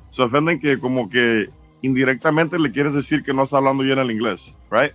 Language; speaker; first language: Spanish; early bilingual, heritage; Spanish